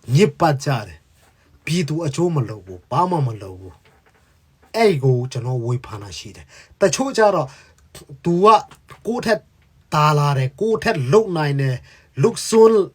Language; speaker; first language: Burmese; non-native, local second language; Hakha Chin